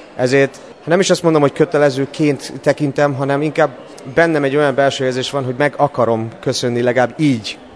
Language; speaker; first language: Hungarian; non-native, fluent; English